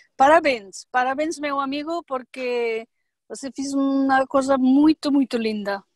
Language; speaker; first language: Portuguese; non-native, learner; Spanish